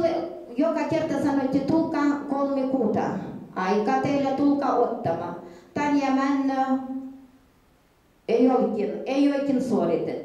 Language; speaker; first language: Finnish; early bilingual, heritage; Finnish